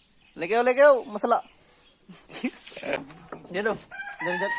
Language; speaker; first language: Hindi; non-native, local second language; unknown